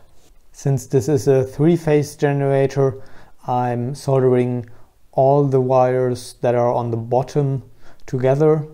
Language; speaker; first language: English; non-native, fluent; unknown